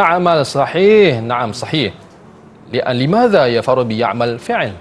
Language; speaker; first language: Arabic; non-native, fluent; Malay